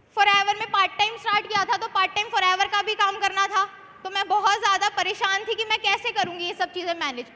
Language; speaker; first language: Hindi; native; Hindi